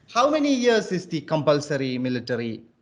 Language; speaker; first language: English; non-native, local second language; Malayalam